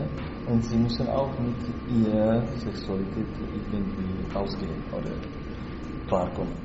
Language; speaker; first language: German; non-native, learner; Slovak